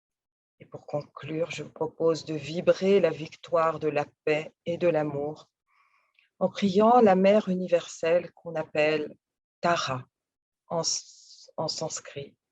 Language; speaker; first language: French; native; French